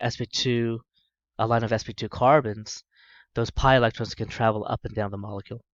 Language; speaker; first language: English; native; English